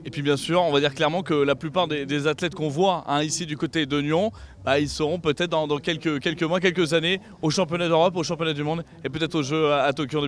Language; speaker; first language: French; native; French